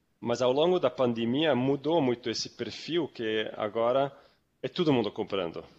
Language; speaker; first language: Portuguese; non-native, fluent; German